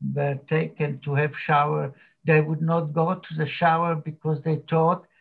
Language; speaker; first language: English; non-native, fluent; Slovak